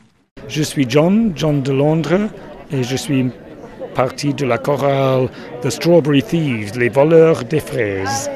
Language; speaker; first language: French; non-native, learner; English